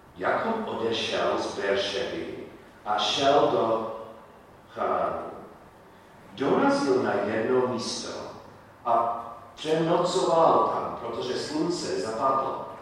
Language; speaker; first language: Czech; non-native, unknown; English